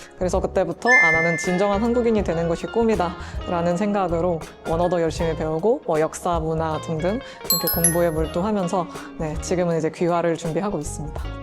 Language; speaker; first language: Korean; early bilingual, heritage; Russian